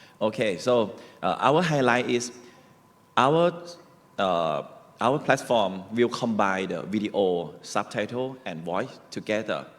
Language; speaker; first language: English; non-native, learner; Thai